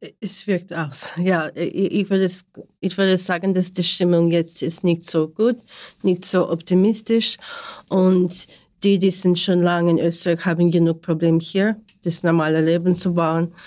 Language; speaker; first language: German; non-native, learner; Ukrainian